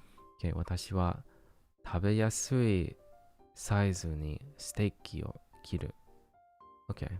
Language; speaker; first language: Japanese; non-native, learner; English